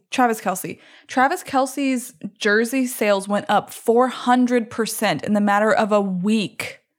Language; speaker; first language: English; native; English